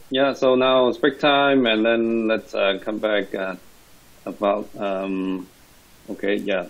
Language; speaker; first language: English; non-native, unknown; Chinese